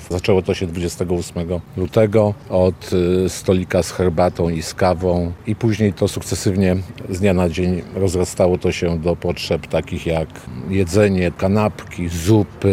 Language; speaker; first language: Polish; native; Polish